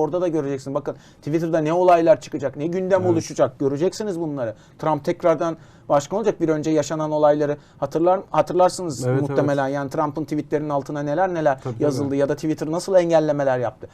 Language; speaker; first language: Turkish; native; Turkish